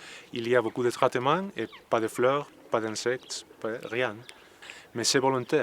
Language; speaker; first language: French; non-native, learner; Spanish